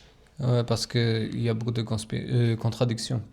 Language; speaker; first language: French; non-native, fluent; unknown